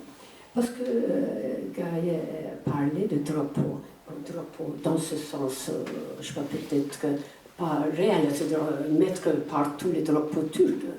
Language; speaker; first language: French; non-native, fluent; Turkish